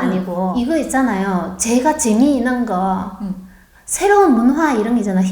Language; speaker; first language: Korean; non-native, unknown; Chinese